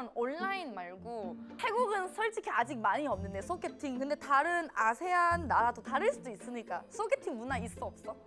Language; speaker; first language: Korean; non-native, fluent; Thai